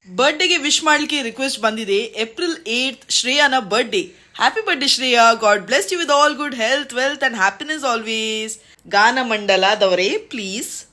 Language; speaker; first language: Kannada; native; Kannada